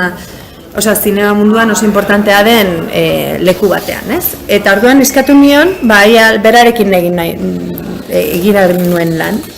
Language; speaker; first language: Basque; non-native, local second language; Spanish